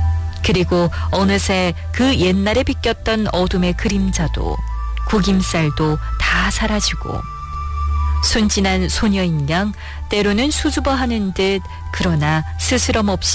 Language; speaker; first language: Korean; native; Korean